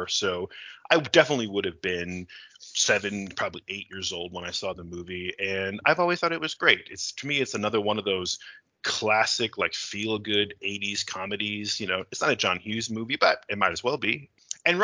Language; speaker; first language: English; native; English